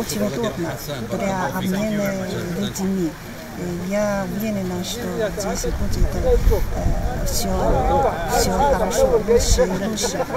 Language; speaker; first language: Russian; non-native, learner; Chinese